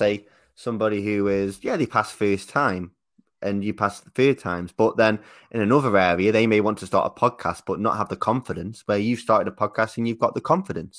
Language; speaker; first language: English; native; English